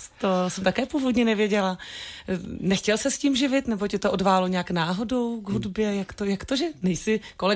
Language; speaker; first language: Czech; native; Czech